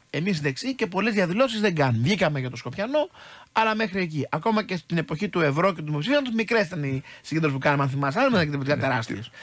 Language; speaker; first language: Greek; native; Greek